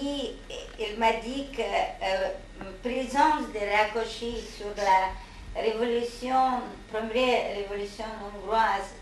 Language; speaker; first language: French; non-native, fluent; Hungarian